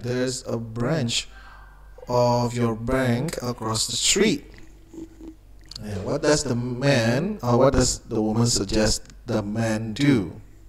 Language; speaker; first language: English; non-native, fluent; Indonesian